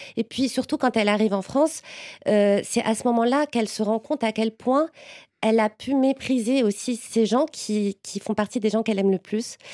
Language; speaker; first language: French; non-native, local second language; Arabic